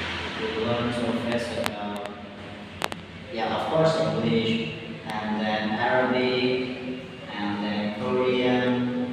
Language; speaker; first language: English; non-native, learner; Indonesian